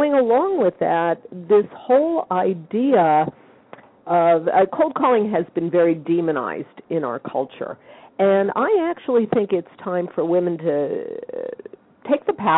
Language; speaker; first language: English; native; English